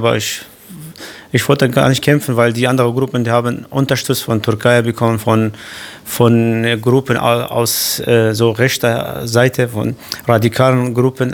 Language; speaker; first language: German; non-native, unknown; Kurdish